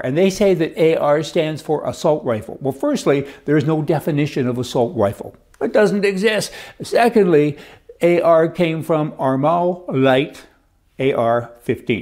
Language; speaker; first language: English; native; English